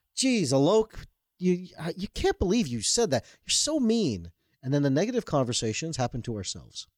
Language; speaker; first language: English; native; English